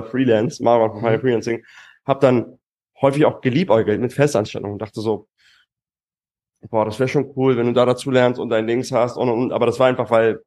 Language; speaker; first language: German; native; German